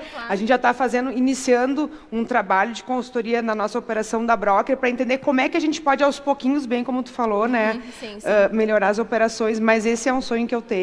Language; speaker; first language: Portuguese; native; Portuguese